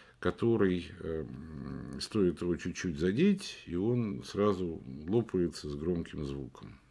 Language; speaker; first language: Russian; native; Russian